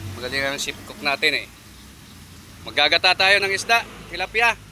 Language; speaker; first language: Filipino; non-native, local second language; Bikol